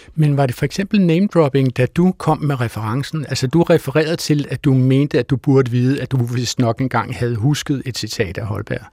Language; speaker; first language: Danish; native; Danish